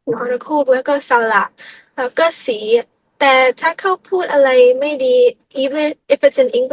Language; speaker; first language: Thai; early bilingual, heritage; Thai